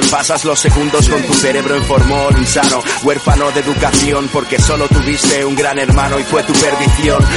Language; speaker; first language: Spanish; native; Spanish